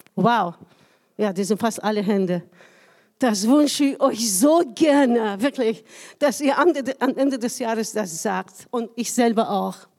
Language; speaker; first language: German; non-native, fluent; Persian